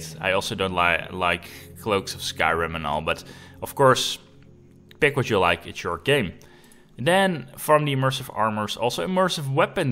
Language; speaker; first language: English; non-native, fluent; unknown